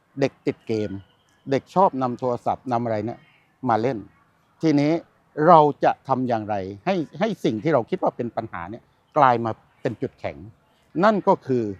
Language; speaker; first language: Thai; native; Thai